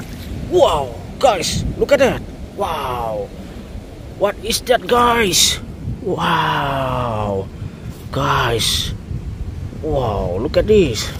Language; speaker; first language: English; non-native, learner; Indonesian